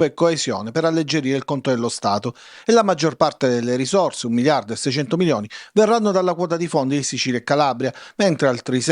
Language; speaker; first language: Italian; native; Italian